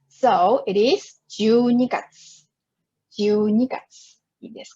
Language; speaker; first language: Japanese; non-native, fluent; Chinese